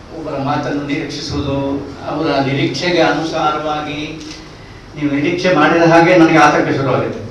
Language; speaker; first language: Kannada; non-native, local second language; Tulu